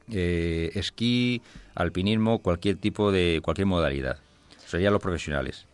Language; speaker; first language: Spanish; native; Spanish